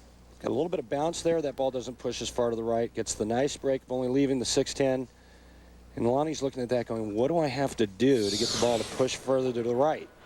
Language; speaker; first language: English; native; English